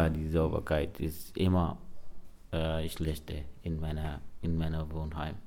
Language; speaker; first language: German; non-native, learner; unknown